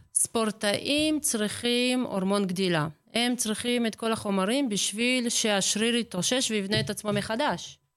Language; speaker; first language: Hebrew; early bilingual, other home language; Russian